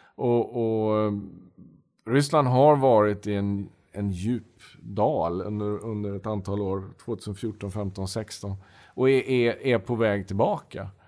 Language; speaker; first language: Swedish; native; Swedish